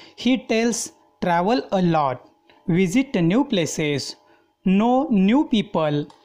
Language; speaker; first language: English; non-native, local second language; Marathi